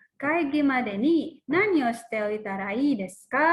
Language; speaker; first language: Japanese; non-native, learner; Indonesian